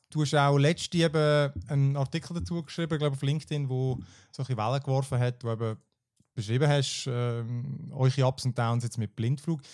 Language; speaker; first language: German; native; German